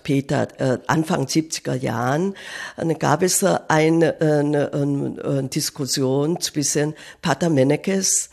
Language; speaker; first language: German; non-native, fluent; Korean